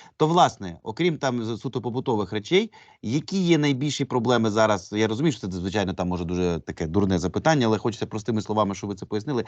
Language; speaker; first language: Ukrainian; native; Ukrainian